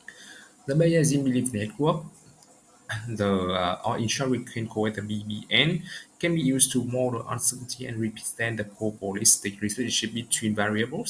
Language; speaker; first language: English; non-native, learner; Vietnamese